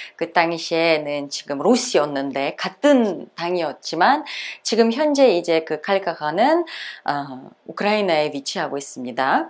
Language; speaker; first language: Korean; non-native, fluent; Uzbek